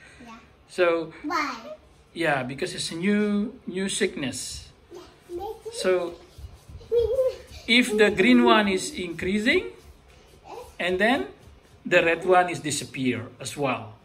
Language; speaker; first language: English; non-native, fluent; Indonesian